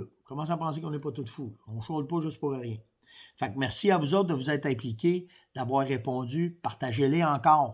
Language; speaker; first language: French; native; French